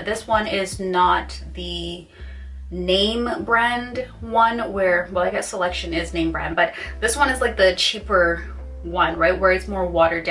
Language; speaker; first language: English; native; English